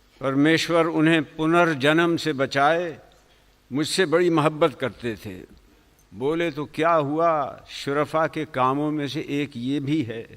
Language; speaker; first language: Urdu; native; Urdu